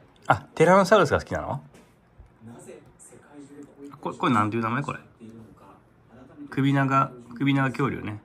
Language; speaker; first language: Japanese; native; Japanese